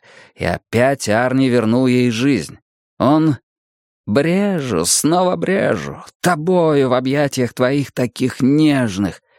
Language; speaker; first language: Russian; native; Russian